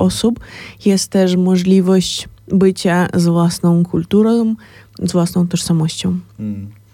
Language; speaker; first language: Polish; non-native, fluent; Ukrainian